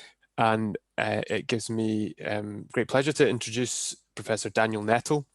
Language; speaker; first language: English; native; English